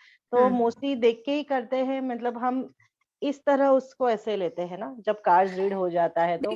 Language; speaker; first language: Hindi; native; Hindi